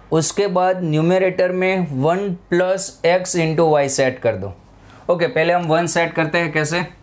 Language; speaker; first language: Hindi; non-native, local second language; Gujarati